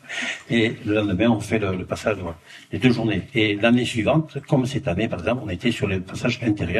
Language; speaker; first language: French; native; French